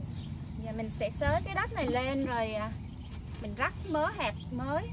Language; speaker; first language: Vietnamese; native; Vietnamese